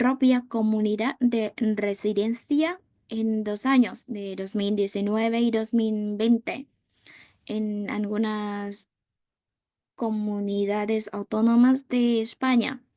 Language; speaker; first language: Spanish; non-native, fluent; Vietnamese